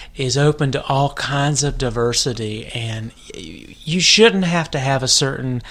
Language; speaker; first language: English; native; English